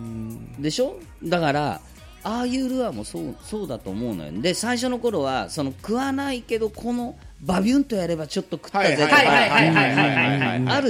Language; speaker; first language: Japanese; native; Japanese